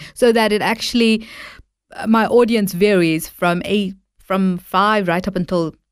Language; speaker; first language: English; native; English